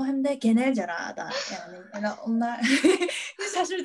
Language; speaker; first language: Turkish; non-native, fluent; Korean